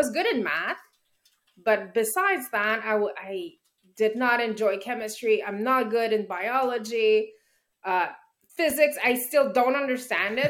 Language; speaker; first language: English; native; English